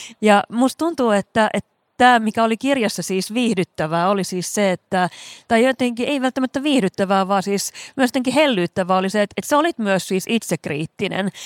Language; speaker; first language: Finnish; native; Finnish